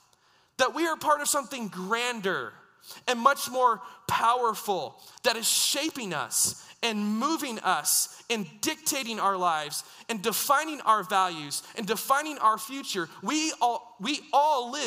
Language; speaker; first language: English; native; English